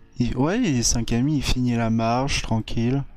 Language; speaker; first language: French; native; French